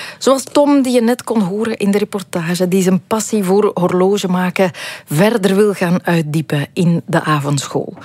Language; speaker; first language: Dutch; native; Dutch